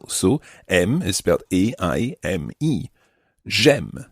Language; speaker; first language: French; non-native, fluent; English